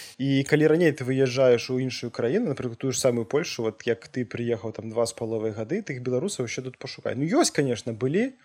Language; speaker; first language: Belarusian; non-native, local second language; Russian